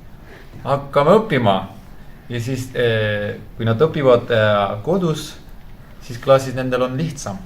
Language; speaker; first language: Estonian; non-native, fluent; Turkish